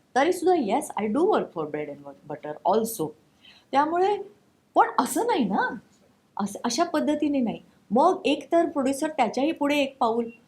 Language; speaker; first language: Marathi; non-native, local second language; Konkani